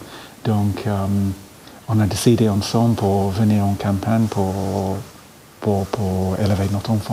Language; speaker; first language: French; non-native, fluent; English